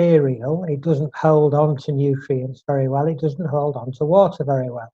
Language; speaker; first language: English; native; English